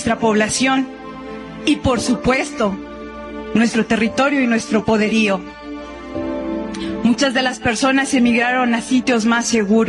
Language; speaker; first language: Spanish; non-native, local second language; Zapotec